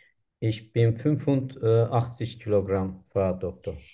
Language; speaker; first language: German; non-native, learner; Turkish